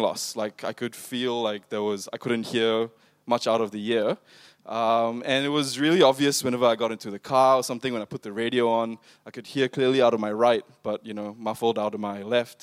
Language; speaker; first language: English; non-native, local second language; Tamil